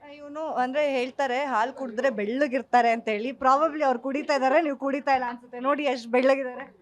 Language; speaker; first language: Kannada; native; Kannada